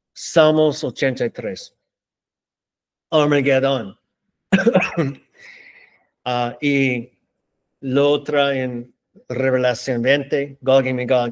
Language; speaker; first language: Spanish; non-native, learner; English